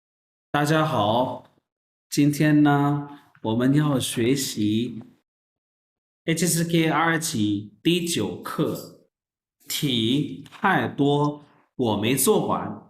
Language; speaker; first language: Chinese; non-native, fluent; Urdu